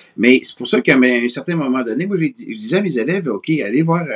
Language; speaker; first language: French; native; French